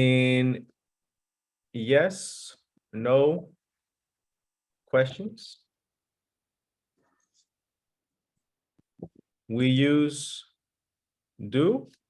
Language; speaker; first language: English; early bilingual, other home language; Spanish